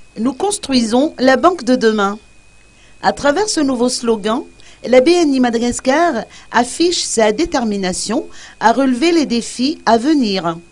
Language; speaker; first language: French; non-native, local second language; Malagasy